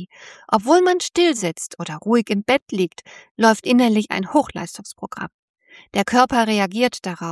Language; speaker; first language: German; native; German